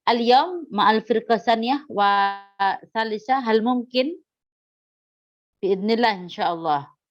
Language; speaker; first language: Arabic; non-native, fluent; Indonesian